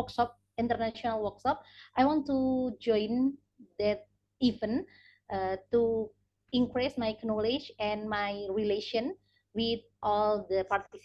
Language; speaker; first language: English; non-native, local second language; Indonesian